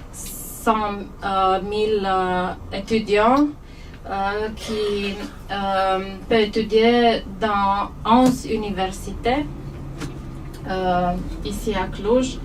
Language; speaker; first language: French; non-native, fluent; Romanian